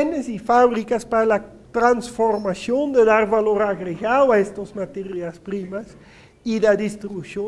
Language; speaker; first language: Spanish; non-native, fluent; Dutch